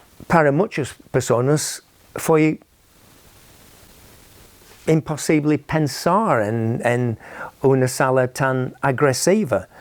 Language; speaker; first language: Spanish; non-native, fluent; English